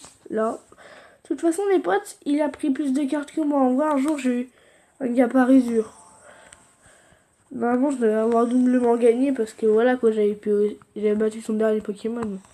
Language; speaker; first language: French; native; French